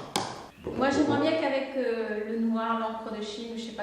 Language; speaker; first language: French; native; French